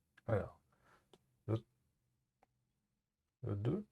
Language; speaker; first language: French; native; French